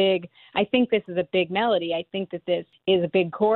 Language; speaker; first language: English; native; English